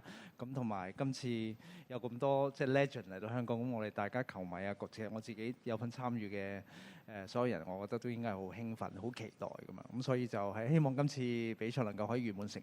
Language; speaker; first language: Cantonese; native; Cantonese